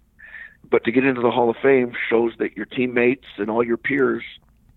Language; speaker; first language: English; native; English